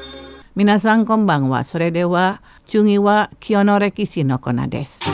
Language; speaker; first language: Japanese; non-native, learner; Indonesian